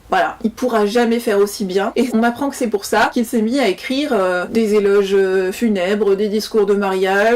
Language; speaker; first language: French; native; French